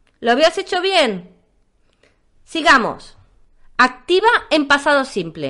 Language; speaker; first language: Spanish; native; Spanish